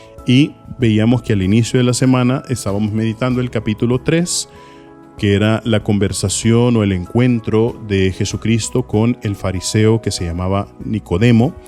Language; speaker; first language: Spanish; native; Spanish